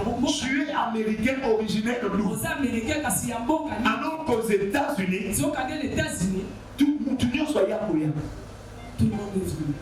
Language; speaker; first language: French; non-native, local second language; Lingala